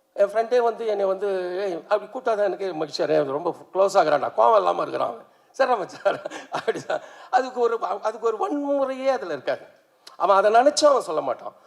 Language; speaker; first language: Tamil; native; Tamil